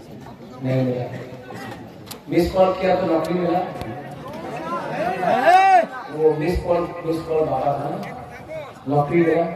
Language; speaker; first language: Hindi; non-native, local second language; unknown